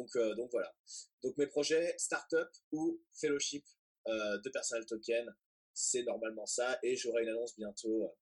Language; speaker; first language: French; native; French